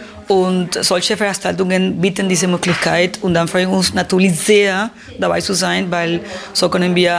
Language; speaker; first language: German; non-native, fluent; Spanish